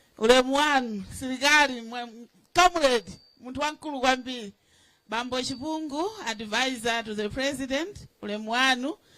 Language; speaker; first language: Nyanja; native; Nyanja